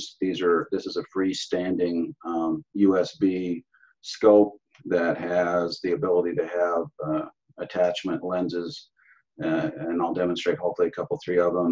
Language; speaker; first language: English; native; English